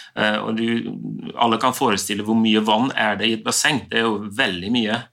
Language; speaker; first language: Norwegian; non-native, fluent; Dutch